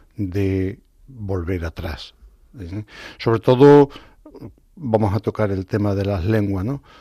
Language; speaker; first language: Spanish; native; Spanish